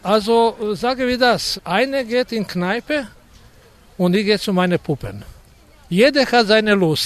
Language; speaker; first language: German; non-native, fluent; Croatian